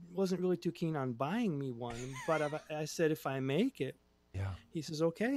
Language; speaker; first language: English; native; English